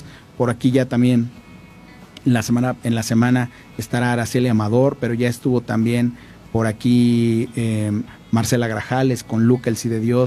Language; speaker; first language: Spanish; native; Spanish